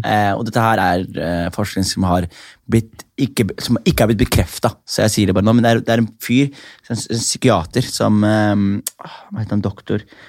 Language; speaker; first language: Norwegian; early bilingual, other home language; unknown